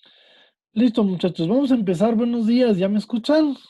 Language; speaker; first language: Spanish; native; Spanish